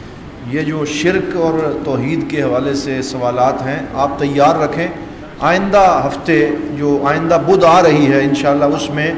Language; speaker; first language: Urdu; native; Urdu